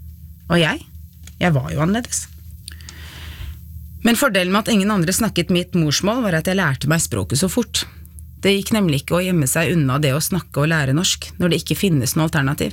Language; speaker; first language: Norwegian; early bilingual, other home language; Arabic